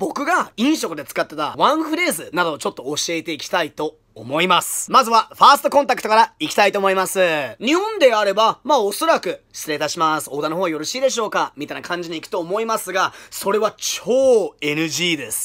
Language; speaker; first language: Japanese; early bilingual, heritage; Japanese